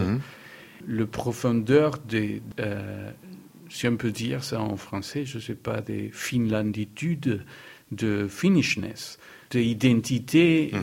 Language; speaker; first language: French; non-native, fluent; Spanish